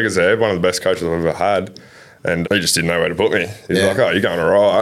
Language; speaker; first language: English; native; English